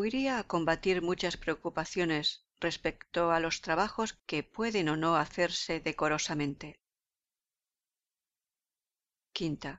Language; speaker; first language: Spanish; native; Spanish